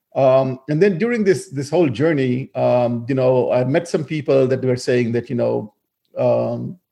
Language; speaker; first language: English; non-native, fluent; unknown